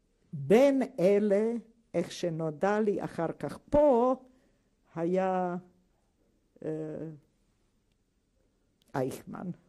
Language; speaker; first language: Hebrew; non-native, fluent; Hungarian